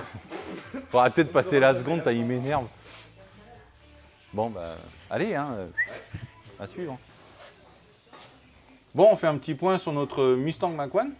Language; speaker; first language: French; native; French